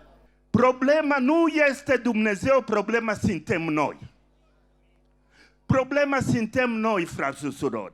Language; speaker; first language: Romanian; non-native, fluent; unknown